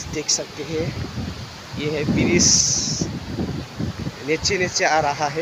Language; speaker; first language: Hindi; non-native, local second language; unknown